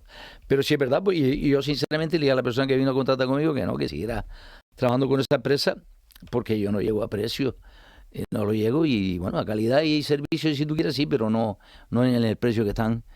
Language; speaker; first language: Spanish; native; Spanish